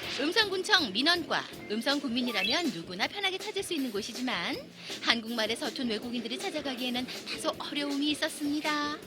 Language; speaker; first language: Korean; native; Korean